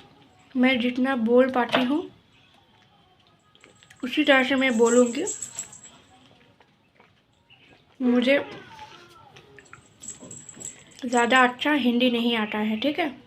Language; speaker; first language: Hindi; non-native, local second language; Bangla